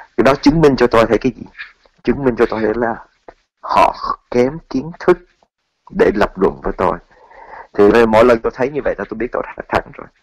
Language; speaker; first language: Vietnamese; early bilingual, heritage; Vietnamese